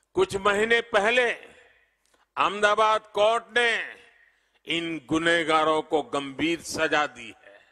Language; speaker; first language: Hindi; non-native, local second language; Gujarati